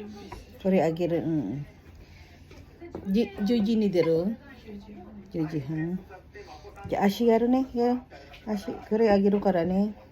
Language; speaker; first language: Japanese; non-native, learner; Filipino